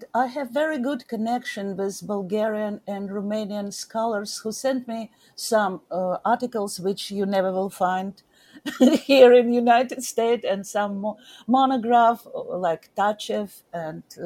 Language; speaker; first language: English; non-native, learner; Ukrainian